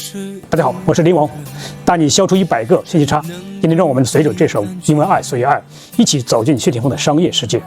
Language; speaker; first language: Chinese; native; Chinese